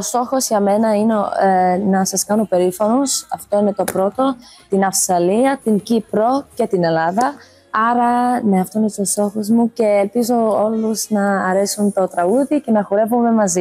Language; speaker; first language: Greek; early bilingual, heritage; English